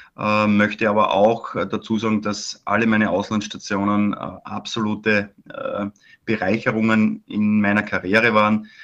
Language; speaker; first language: German; native; German